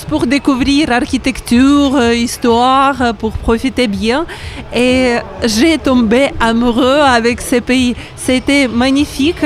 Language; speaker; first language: French; non-native, learner; Ukrainian